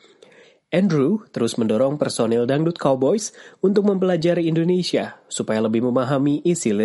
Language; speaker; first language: Indonesian; native; Indonesian